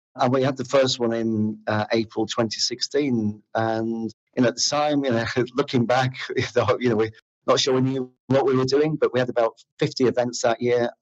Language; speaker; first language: English; native; English